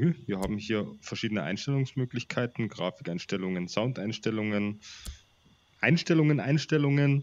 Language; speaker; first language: German; native; German